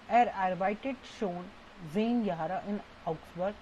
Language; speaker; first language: German; non-native, fluent; Hindi